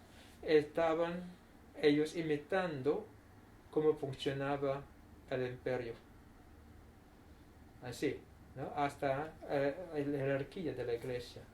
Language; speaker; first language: Spanish; non-native, fluent; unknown